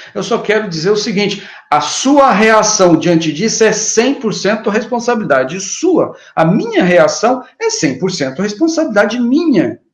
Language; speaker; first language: Portuguese; native; Portuguese